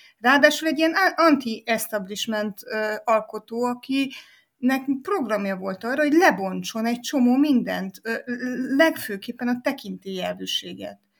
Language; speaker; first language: Hungarian; native; Hungarian